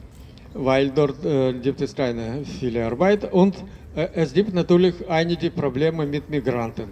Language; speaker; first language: German; non-native, fluent; Russian